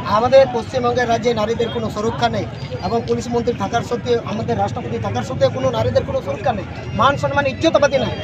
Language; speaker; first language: Bangla; non-native, local second language; Santali